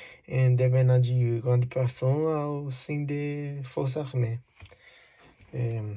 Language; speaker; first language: French; non-native, learner; Spanish